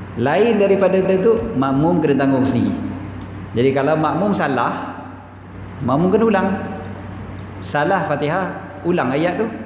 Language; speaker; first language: Malay; native; Malay